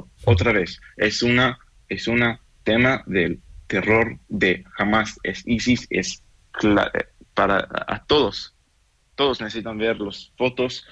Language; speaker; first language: Spanish; non-native, fluent; Hebrew